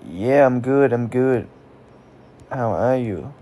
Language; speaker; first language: English; non-native, learner; Thai